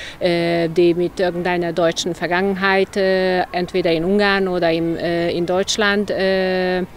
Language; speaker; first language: German; non-native, local second language; Hungarian